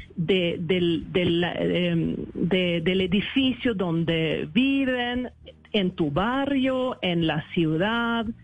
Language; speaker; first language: Spanish; non-native, fluent; Swedish